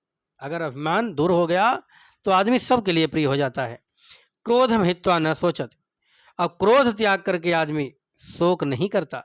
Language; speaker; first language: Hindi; native; Hindi